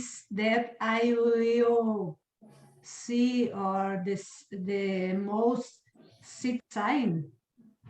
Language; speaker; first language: English; non-native, learner; Portuguese